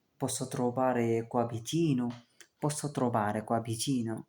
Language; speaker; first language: Italian; non-native, learner; Bangla